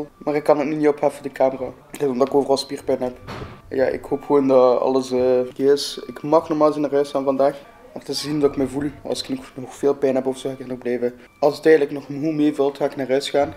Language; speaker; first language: Dutch; native; Dutch